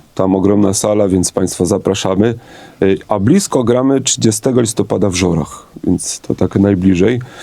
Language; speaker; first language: Polish; native; Polish